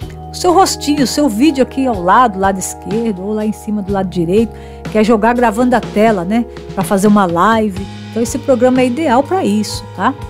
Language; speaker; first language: Portuguese; native; Portuguese